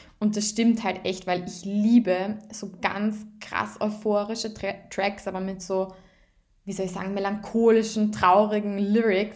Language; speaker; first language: German; native; German